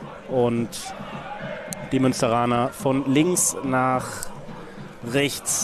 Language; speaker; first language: German; native; German